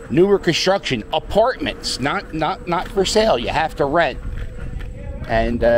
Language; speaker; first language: English; native; English